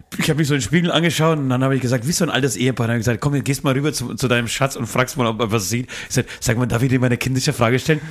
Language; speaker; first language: German; native; German